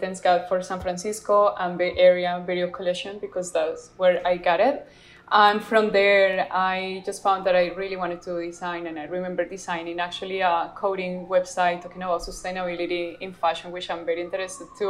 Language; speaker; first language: English; non-native, fluent; Spanish